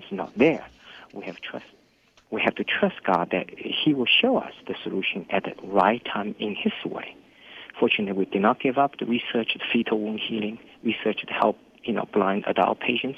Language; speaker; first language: English; non-native, fluent; Chinese